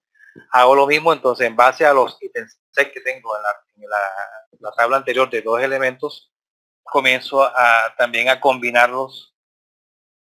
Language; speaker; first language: Spanish; native; Spanish